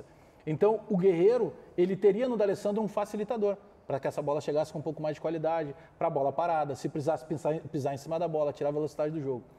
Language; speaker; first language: Portuguese; native; Portuguese